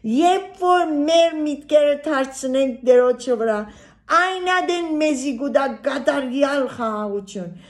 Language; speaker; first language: Armenian; early bilingual, heritage; Armenian